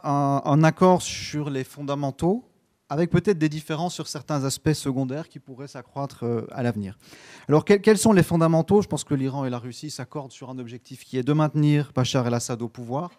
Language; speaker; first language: French; native; French